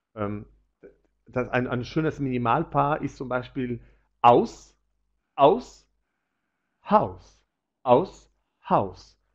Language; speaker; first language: German; non-native, fluent; Polish